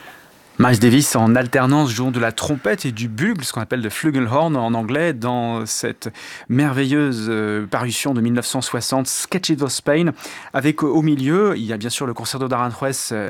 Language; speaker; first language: French; native; French